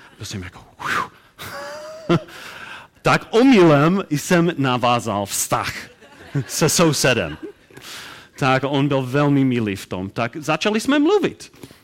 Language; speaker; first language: Czech; non-native, learner; English